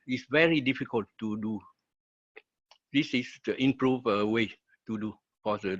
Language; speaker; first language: English; non-native, learner; Vietnamese